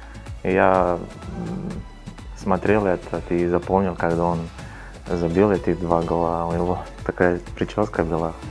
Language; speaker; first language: Russian; non-native, fluent; Serbian